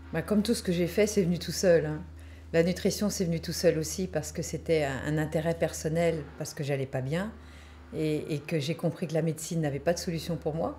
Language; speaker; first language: French; native; French